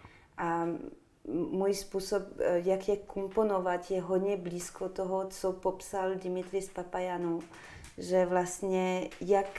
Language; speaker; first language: Czech; non-native, fluent; French